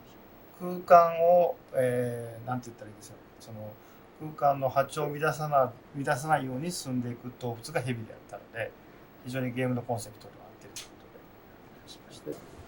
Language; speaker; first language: Japanese; native; Japanese